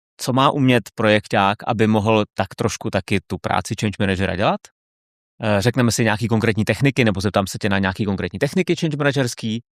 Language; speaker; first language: Czech; native; Czech